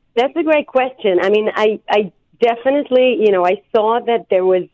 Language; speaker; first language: English; non-native, fluent; Hebrew